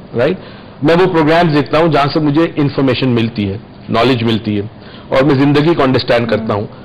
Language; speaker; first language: Urdu; native; Urdu